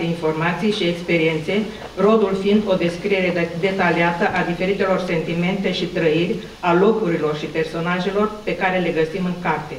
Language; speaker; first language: Romanian; native; Romanian